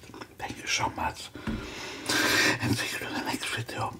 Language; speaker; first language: English; non-native, learner; Greek